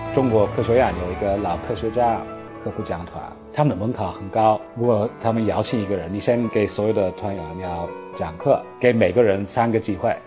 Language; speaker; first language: Chinese; non-native, fluent; English